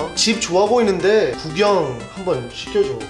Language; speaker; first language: Korean; non-native, fluent; English